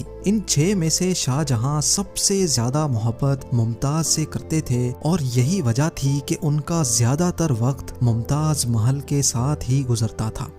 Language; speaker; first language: Urdu; native; Urdu